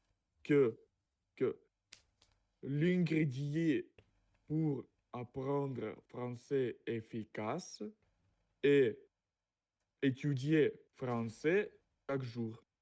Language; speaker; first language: French; non-native, learner; Russian